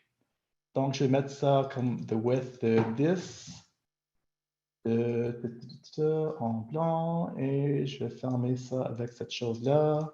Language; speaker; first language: French; non-native, local second language; English